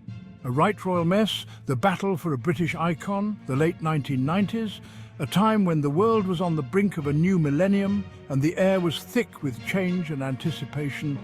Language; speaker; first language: English; native; English